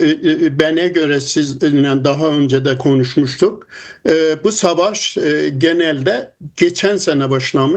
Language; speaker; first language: Turkish; non-native, fluent; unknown